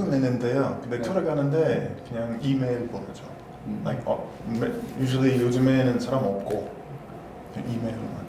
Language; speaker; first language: Korean; non-native, learner; English